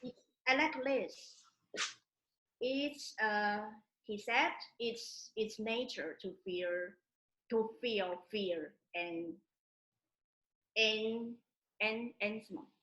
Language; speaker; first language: English; non-native, learner; Chinese